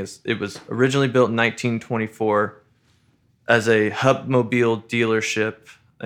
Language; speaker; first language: English; native; English